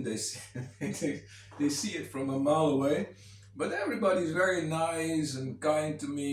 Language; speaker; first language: English; non-native, fluent; Dutch